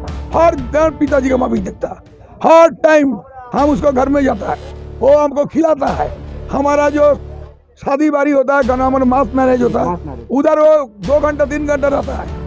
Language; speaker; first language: Hindi; non-native, local second language; Bangla